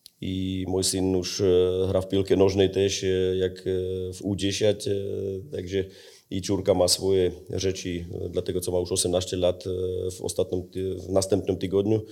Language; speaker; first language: Polish; non-native, learner; Slovak